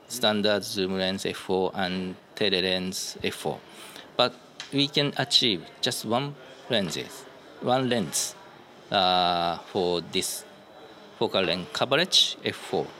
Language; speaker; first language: English; non-native, learner; Japanese